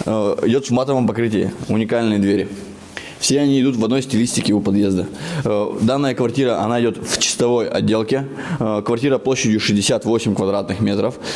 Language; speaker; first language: Russian; native; Russian